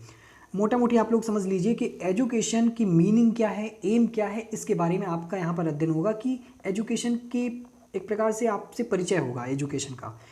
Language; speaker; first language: Hindi; native; Hindi